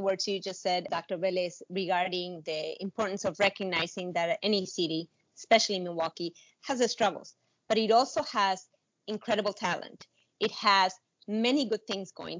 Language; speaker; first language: English; non-native, fluent; Spanish